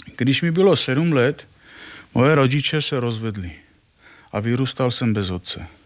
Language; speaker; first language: Czech; non-native, fluent; Armenian